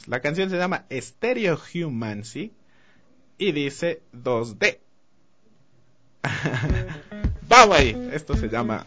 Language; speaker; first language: Spanish; native; Spanish